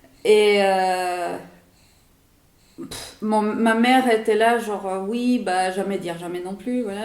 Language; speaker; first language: French; non-native, fluent; English